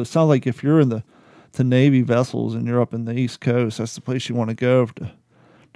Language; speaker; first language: English; native; English